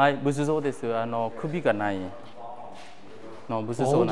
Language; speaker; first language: Japanese; non-native, learner; Khmer